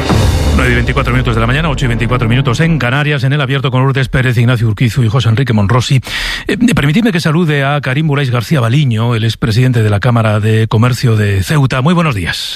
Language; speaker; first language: Spanish; native; Spanish